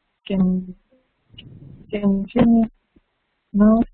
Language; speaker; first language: English; non-native, fluent; Russian